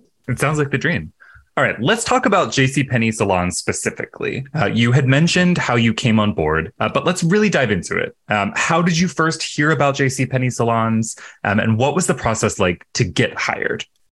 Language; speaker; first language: English; native; English